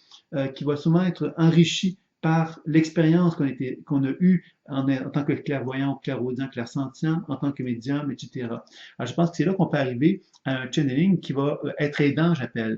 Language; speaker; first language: French; native; French